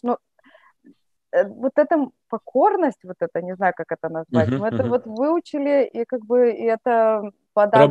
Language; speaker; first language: Russian; native; Russian